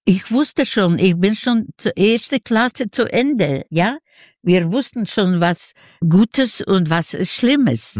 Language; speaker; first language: German; non-native, learner; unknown